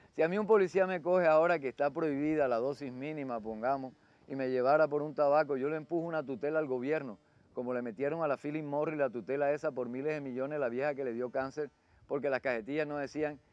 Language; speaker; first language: Spanish; native; Spanish